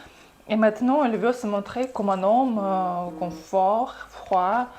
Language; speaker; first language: French; non-native, fluent; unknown